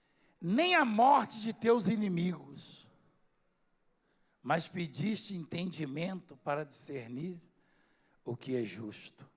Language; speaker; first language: Portuguese; native; Portuguese